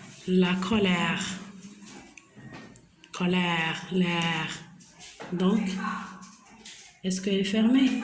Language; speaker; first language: French; non-native, local second language; Arabic